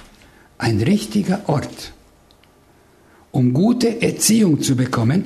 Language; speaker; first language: German; non-native, fluent; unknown